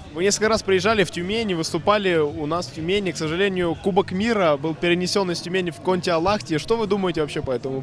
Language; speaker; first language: Russian; native; Russian